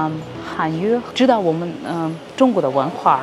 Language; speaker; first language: Chinese; non-native, learner; Russian